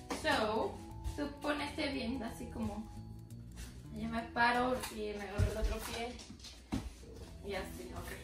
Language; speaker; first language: Spanish; early bilingual, heritage; Spanish